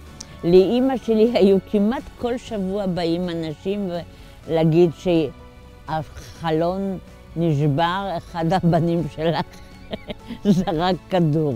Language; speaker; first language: Hebrew; non-native, fluent; Polish